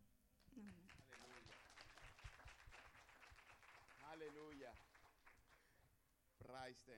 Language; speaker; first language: German; non-native, learner; Spanish